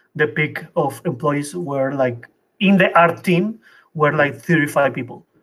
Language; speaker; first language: English; non-native, fluent; Spanish